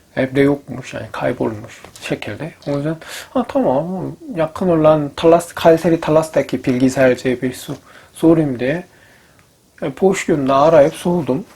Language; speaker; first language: Turkish; non-native, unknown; Korean